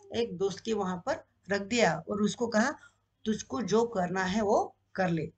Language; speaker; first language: Hindi; non-native, local second language; Marathi